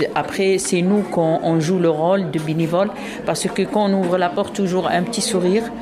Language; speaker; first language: French; non-native, local second language; Arabic